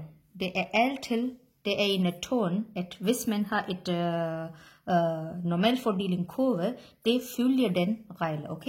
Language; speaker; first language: Danish; non-native, learner; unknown